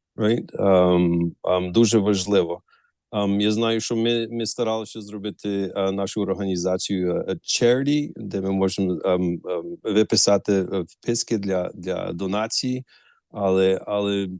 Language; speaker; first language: Ukrainian; early bilingual, heritage; Ukrainian